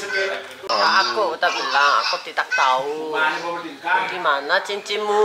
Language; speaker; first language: Indonesian; non-native, fluent; Korean